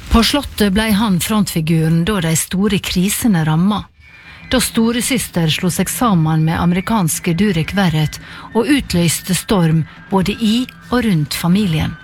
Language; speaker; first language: Norwegian; native; Norwegian